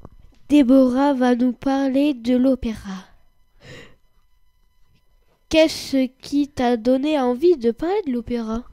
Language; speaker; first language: French; native; French